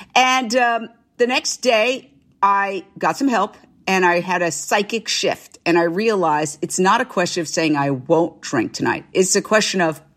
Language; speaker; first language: English; native; English